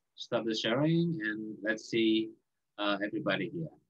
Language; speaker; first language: English; non-native, fluent; Indonesian